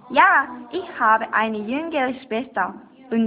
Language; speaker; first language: German; non-native, learner; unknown